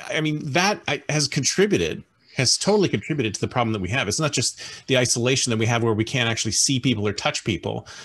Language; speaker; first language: English; native; English